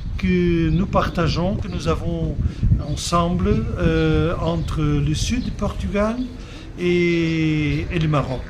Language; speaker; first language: French; non-native, fluent; Portuguese